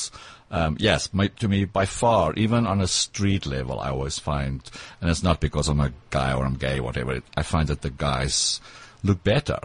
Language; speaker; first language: English; non-native, local second language; Afrikaans